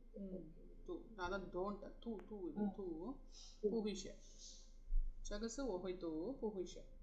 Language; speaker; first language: Chinese; non-native, learner; Tamil